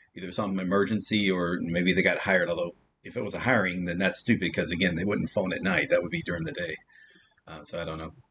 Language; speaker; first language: English; native; English